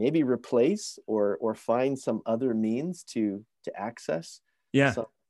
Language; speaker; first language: English; native; English